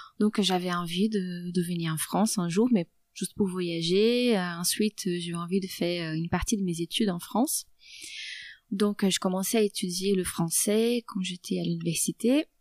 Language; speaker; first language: French; non-native, fluent; Portuguese